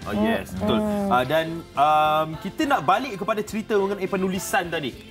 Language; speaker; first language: Malay; native; Malay